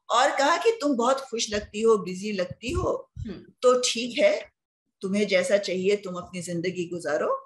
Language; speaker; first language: Hindi; native; Hindi